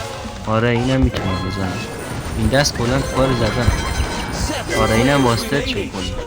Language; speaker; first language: Persian; native; Persian